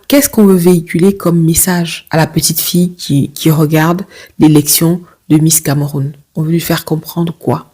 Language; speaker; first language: French; native; French